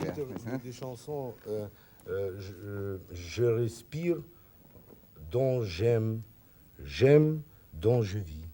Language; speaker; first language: French; non-native, learner; Russian